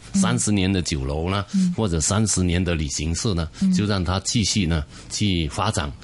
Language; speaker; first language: Chinese; non-native, fluent; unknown